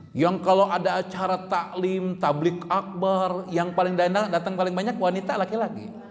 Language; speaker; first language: Indonesian; native; Indonesian